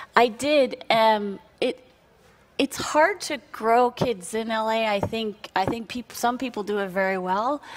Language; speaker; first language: English; native; English